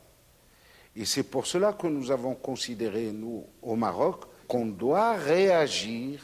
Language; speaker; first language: French; non-native, local second language; Arabic